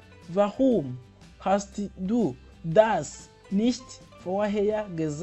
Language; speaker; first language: German; non-native, fluent; Kinyarwanda